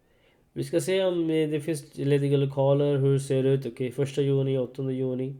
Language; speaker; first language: Swedish; non-native, learner; Urdu